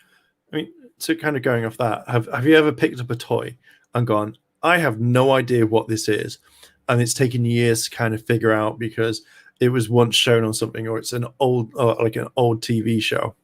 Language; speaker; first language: English; native; English